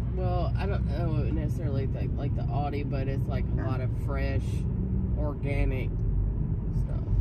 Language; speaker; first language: English; native; English